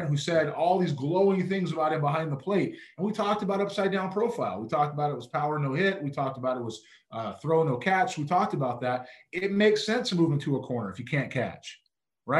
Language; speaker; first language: English; native; English